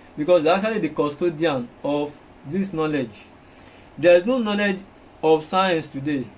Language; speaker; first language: English; non-native, local second language; Yoruba